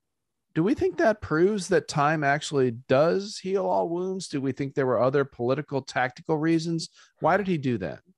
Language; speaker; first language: English; native; English